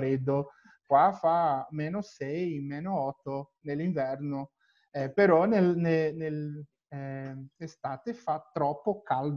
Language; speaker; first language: Italian; non-native, learner; Portuguese